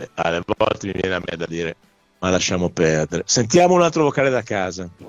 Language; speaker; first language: Italian; native; Italian